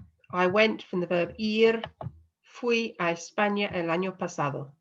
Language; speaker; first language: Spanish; non-native, fluent; English